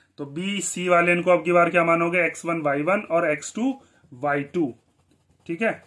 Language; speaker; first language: Hindi; native; Hindi